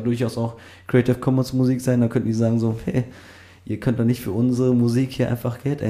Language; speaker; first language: German; native; German